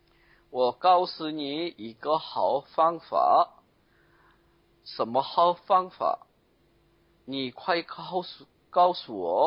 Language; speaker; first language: Chinese; non-native, learner; Korean